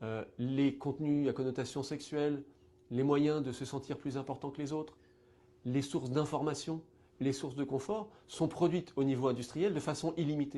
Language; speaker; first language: French; native; French